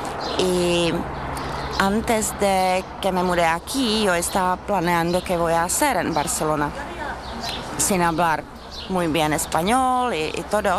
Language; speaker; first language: Spanish; non-native, learner; Czech